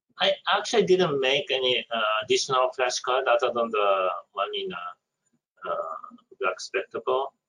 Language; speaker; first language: English; non-native, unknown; Japanese